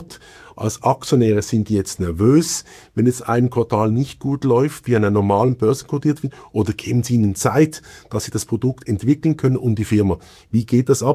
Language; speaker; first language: German; native; German